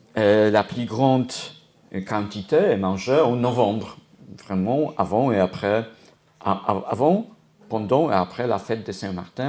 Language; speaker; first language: French; non-native, fluent; Polish